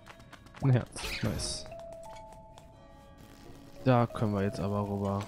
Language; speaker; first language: German; native; German